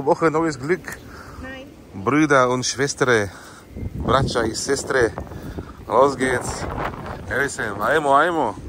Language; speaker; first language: German; native; German